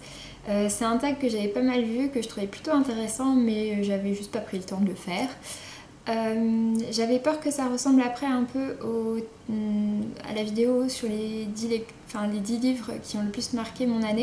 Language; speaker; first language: French; native; French